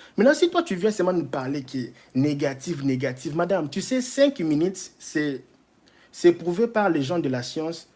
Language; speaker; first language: French; non-native, local second language; Lingala